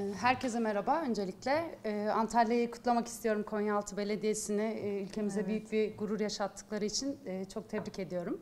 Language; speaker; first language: Turkish; native; Turkish